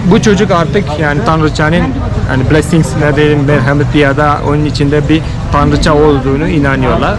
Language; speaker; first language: Turkish; non-native, fluent; Hindi